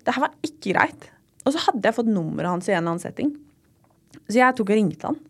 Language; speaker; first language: Norwegian; native; Norwegian